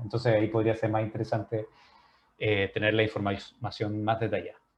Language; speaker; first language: Spanish; native; Spanish